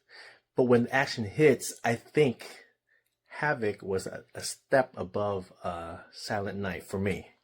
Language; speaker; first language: English; native; English